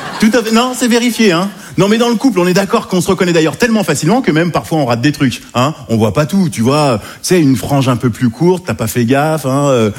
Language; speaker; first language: French; native; French